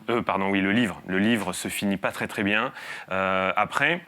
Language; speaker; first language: French; native; French